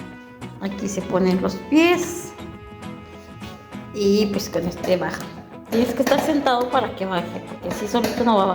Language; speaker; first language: Spanish; native; Spanish